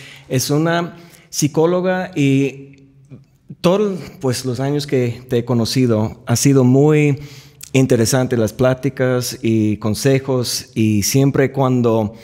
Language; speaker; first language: Spanish; non-native, fluent; English